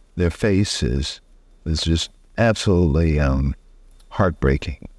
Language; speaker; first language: English; native; English